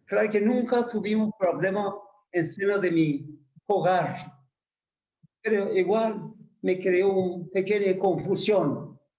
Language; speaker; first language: Spanish; non-native, learner; Persian